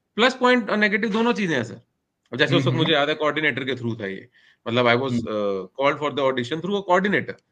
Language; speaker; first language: Hindi; native; Hindi